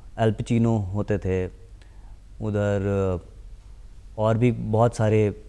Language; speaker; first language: Hindi; native; Hindi